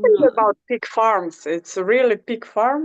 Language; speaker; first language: English; non-native, learner; Russian